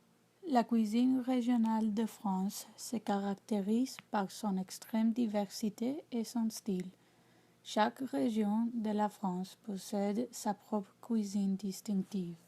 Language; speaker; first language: French; non-native, learner; English